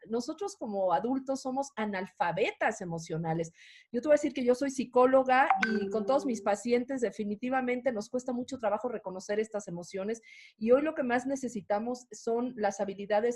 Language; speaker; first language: Spanish; native; Spanish